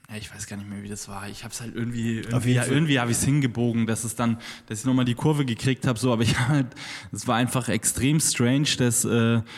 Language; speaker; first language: German; native; German